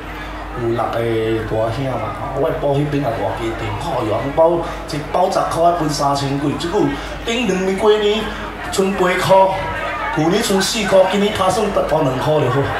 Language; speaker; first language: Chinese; non-native, local second language; Min Nan Chinese